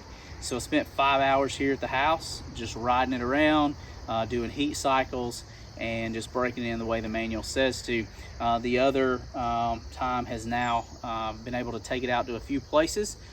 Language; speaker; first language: English; native; English